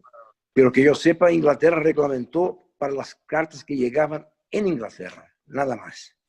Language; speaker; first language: Spanish; non-native, fluent; Portuguese